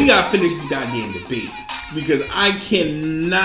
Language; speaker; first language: English; native; English